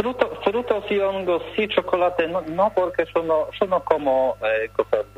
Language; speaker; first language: Spanish; non-native, learner; Polish